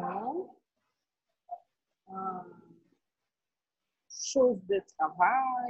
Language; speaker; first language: French; non-native, learner; Portuguese